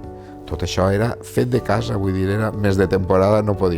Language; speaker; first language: Catalan; native; Catalan